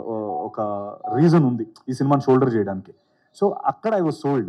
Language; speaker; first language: Telugu; native; Telugu